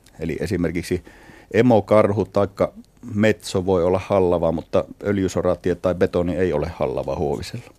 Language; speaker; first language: Finnish; native; Finnish